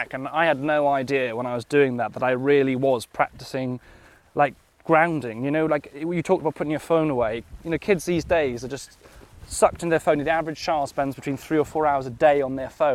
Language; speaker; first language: English; native; English